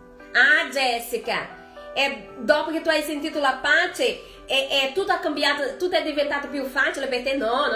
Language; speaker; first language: Italian; non-native, fluent; Portuguese